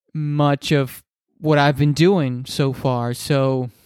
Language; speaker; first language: English; non-native, fluent; Spanish